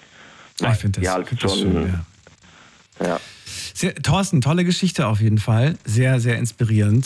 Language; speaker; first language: German; native; German